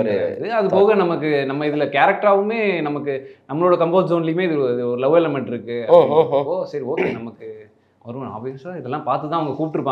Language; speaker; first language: Tamil; native; Tamil